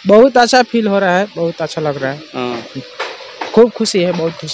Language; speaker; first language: Hindi; non-native, local second language; Bhojpuri